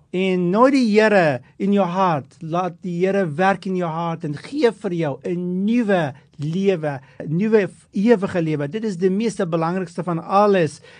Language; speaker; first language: Afrikaans; non-native, fluent; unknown